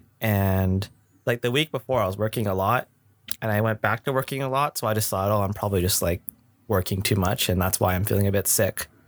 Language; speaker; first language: English; early bilingual, other home language; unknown